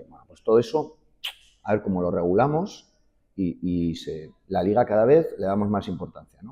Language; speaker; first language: Spanish; native; Spanish